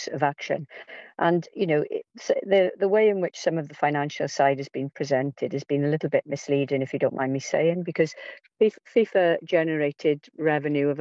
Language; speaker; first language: English; native; English